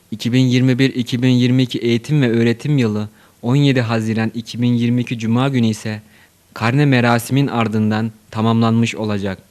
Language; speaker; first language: Turkish; native; Turkish